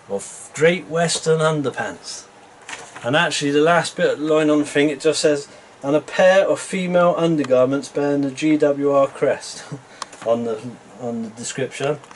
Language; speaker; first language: English; native; English